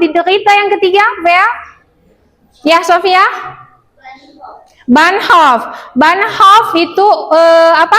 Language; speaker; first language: Indonesian; native; Indonesian